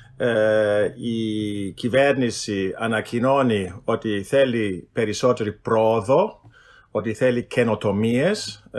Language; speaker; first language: Greek; non-native, fluent; German